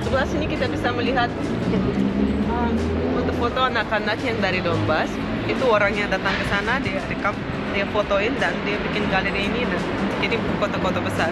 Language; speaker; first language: Indonesian; non-native, fluent; Russian